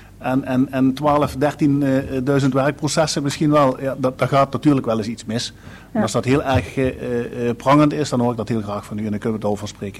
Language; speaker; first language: Dutch; native; Dutch